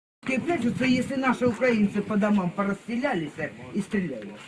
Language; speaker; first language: Russian; native; Russian